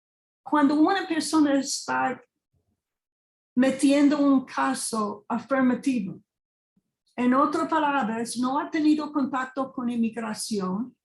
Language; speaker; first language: Spanish; non-native, fluent; English